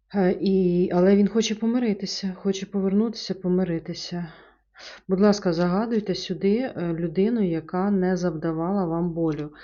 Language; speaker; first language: Ukrainian; non-native, local second language; Russian